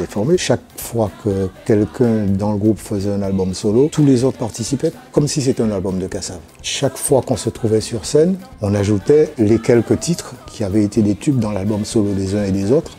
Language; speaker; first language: French; native; French